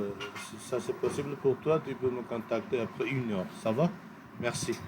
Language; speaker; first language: French; non-native, fluent; Urdu